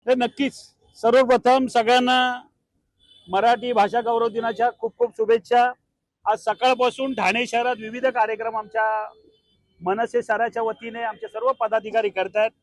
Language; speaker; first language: Marathi; native; Marathi